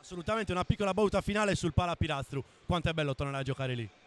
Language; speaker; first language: Italian; native; Italian